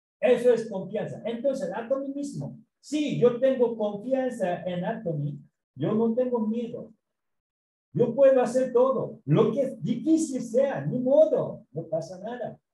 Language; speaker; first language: Spanish; non-native, learner; Korean